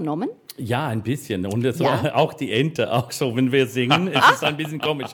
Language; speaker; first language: German; non-native, learner; English